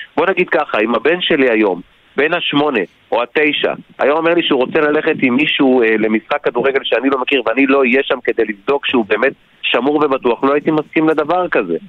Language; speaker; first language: Hebrew; native; Hebrew